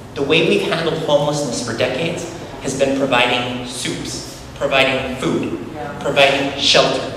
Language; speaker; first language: English; native; English